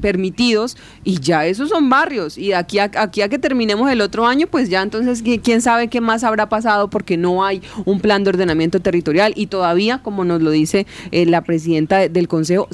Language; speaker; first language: Spanish; native; Spanish